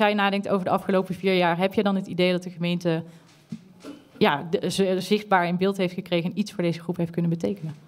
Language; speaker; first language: Dutch; native; Dutch